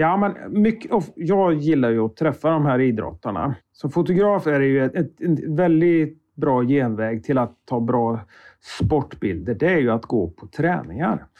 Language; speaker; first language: Swedish; native; Swedish